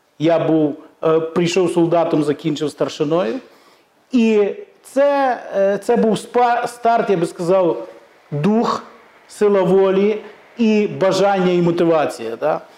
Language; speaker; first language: Ukrainian; native; Ukrainian